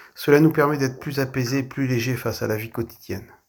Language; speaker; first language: French; native; French